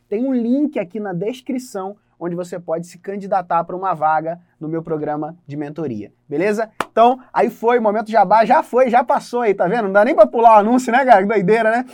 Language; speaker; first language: Portuguese; native; Portuguese